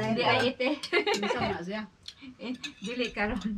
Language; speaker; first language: Swedish; non-native, learner; Cebuano